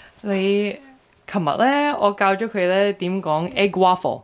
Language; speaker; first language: Cantonese; early bilingual, heritage; Cantonese